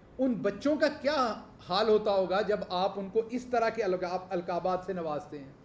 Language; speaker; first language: Urdu; non-native, local second language; Punjabi